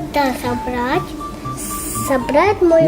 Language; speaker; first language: Russian; non-native, learner; Tajik